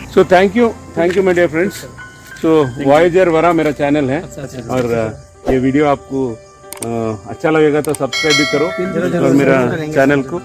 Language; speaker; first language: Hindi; non-native, local second language; Telugu